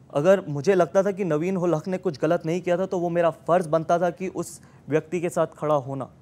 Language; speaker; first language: Hindi; native; Hindi